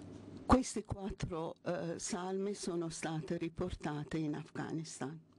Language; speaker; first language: Italian; non-native, fluent; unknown